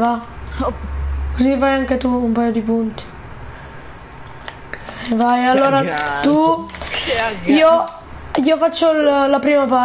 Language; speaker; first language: Italian; native; Italian